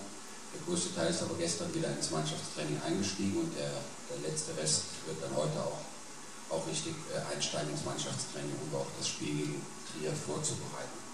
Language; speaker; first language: German; native; German